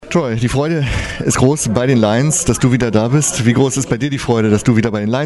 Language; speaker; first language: German; native; German